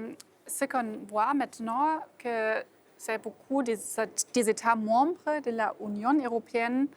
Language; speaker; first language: French; non-native, fluent; German